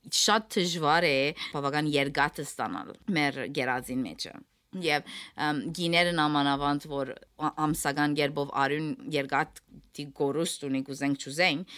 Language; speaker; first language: Armenian; early bilingual, heritage; Armenian